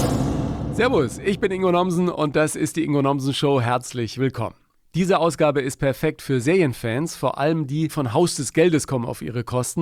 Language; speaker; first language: German; native; German